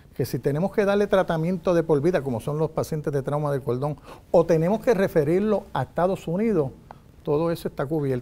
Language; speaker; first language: Spanish; native; Spanish